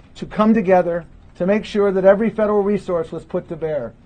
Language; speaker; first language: English; early bilingual, other home language; Spanish